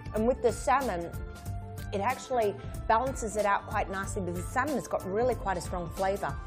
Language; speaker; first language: English; native; English